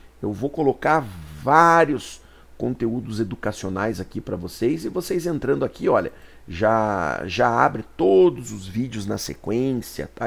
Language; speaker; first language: Portuguese; native; Portuguese